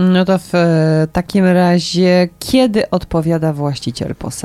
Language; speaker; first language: Polish; native; Polish